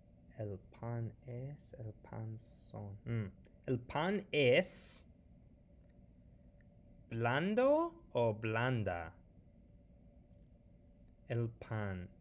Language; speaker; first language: Spanish; non-native, fluent; English